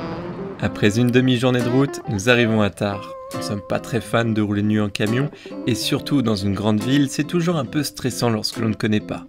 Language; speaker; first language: French; native; French